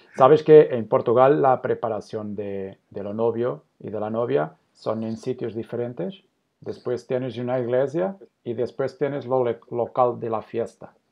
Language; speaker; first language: Spanish; non-native, learner; Portuguese